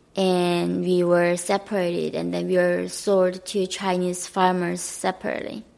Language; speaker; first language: English; non-native, fluent; Korean